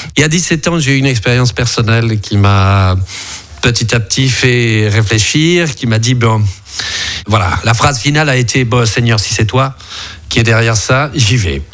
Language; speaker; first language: French; early bilingual, other home language; Spanish